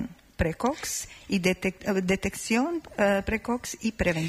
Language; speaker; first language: Spanish; non-native, learner; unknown